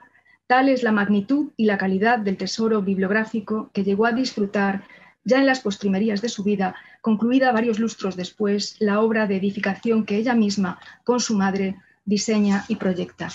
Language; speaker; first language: Spanish; native; Spanish